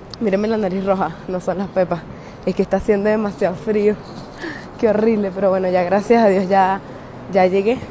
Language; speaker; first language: Spanish; native; Spanish